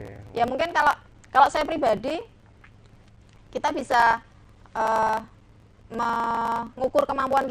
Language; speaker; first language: Indonesian; native; Indonesian